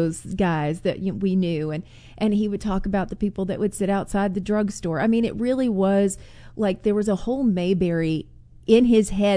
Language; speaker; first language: English; native; English